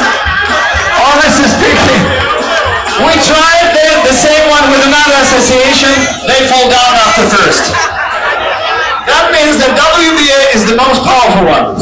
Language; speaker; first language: English; non-native, learner; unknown